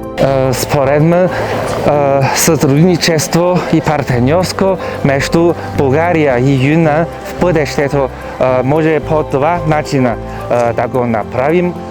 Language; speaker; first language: Bulgarian; non-native, fluent; Chinese